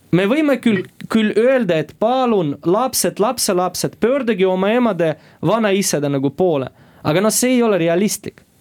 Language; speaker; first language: Estonian; non-native, local second language; Russian